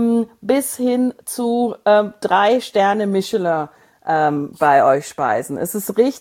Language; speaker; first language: German; native; German